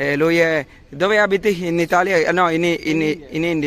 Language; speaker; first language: Italian; non-native, learner; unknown